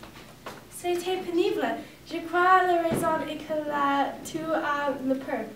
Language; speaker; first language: French; non-native, learner; English